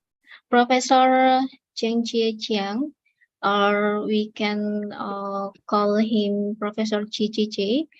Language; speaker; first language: English; non-native, learner; Indonesian